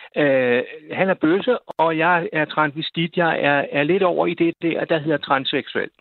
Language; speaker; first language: Danish; native; Danish